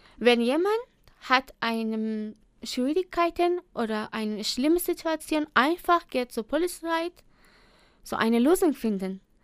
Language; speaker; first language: German; non-native, learner; Persian